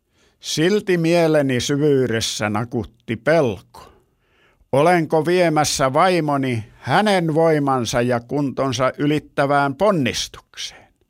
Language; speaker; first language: Finnish; native; Finnish